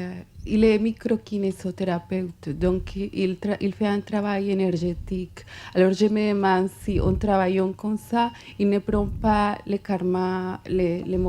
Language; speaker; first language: French; non-native, fluent; Spanish